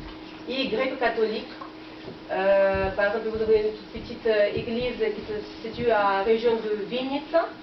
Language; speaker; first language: French; non-native, fluent; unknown